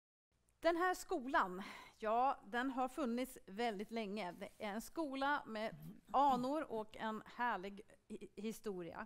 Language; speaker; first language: Swedish; native; Swedish